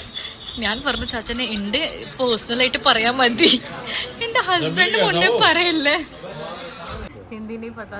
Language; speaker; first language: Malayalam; non-native, learner; Hindi